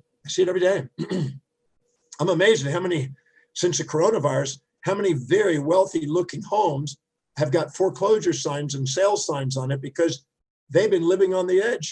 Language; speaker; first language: English; native; English